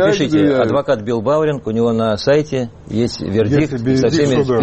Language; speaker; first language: Russian; native; Russian